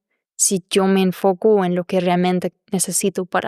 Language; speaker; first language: Spanish; non-native, fluent; German